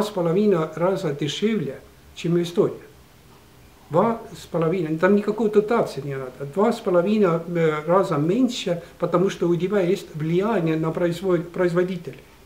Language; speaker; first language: Russian; non-native, local second language; Estonian